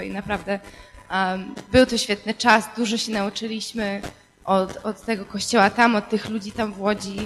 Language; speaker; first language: Polish; early bilingual, heritage; Polish